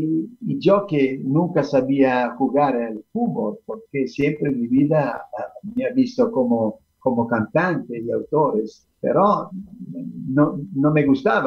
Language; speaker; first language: Spanish; non-native, fluent; Italian